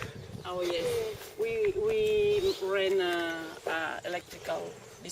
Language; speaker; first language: English; non-native, learner; Catalan